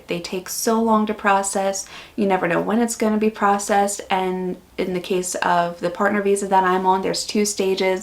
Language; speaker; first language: English; native; English